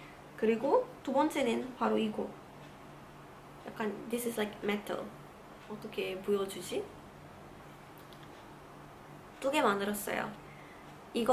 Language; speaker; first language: Korean; non-native, learner; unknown